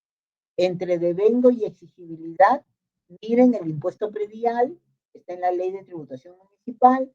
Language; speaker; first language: Spanish; native; Spanish